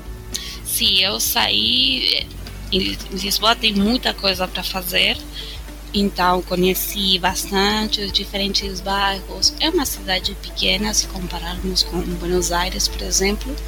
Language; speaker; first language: Portuguese; non-native, fluent; Spanish